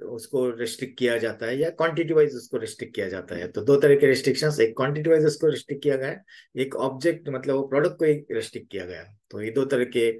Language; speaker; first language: Hindi; native; Hindi